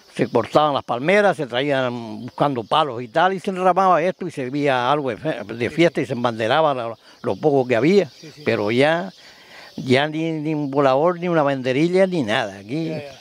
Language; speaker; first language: Spanish; native; Spanish